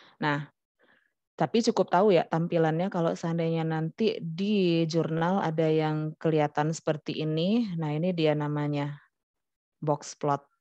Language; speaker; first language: Indonesian; non-native, local second language; Minangkabau